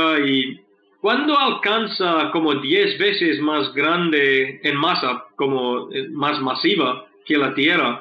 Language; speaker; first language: Spanish; non-native, fluent; English